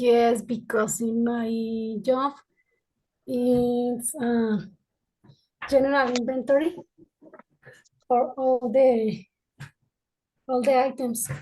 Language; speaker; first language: English; non-native, learner; Spanish